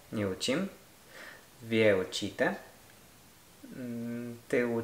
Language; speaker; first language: Bulgarian; non-native, learner; French